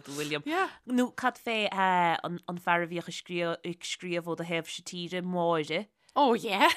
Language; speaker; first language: Irish; native; Irish